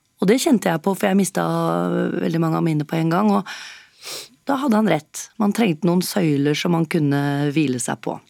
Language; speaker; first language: Norwegian; native; Norwegian